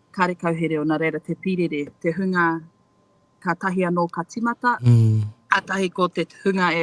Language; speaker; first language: Māori; non-native, local second language; English